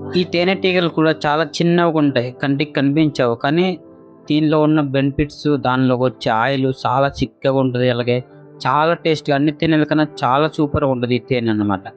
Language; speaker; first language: Telugu; non-native, local second language; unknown